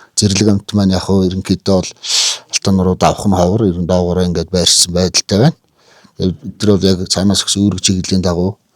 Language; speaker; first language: Mongolian; native; Mongolian